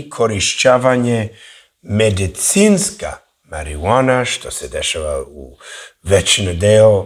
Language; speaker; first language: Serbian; early bilingual, heritage; English